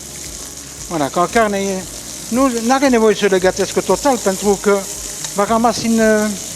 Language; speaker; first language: Romanian; non-native, fluent; French